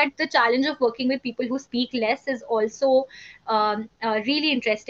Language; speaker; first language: English; non-native, local second language; Hindi